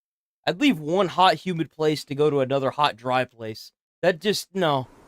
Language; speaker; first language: English; native; English